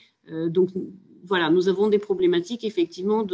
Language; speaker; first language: French; native; French